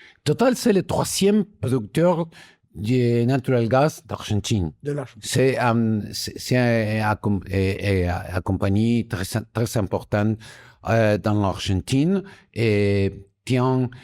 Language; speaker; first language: French; non-native, learner; Spanish